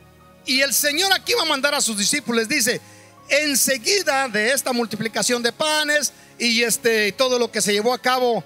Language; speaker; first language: Spanish; native; Spanish